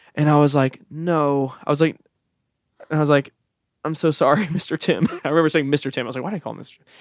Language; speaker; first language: English; native; English